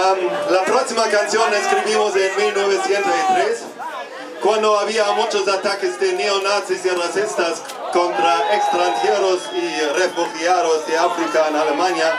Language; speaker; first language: Spanish; non-native, learner; German